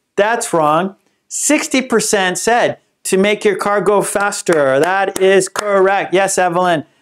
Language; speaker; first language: English; native; English